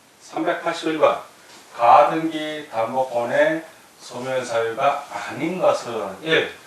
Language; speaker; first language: Korean; native; Korean